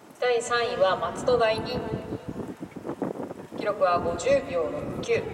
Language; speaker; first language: Japanese; native; Japanese